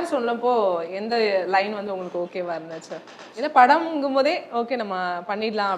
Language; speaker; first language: Tamil; native; Tamil